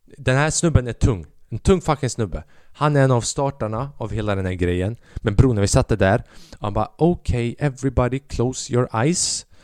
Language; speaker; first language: Swedish; early bilingual, other home language; Albanian